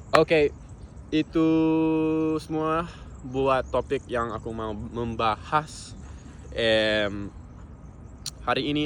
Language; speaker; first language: Indonesian; non-native, fluent; English